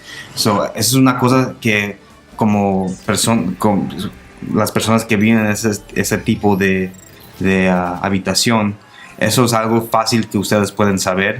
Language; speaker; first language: Spanish; non-native, local second language; English